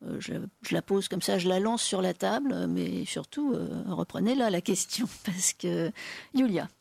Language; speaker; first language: French; native; French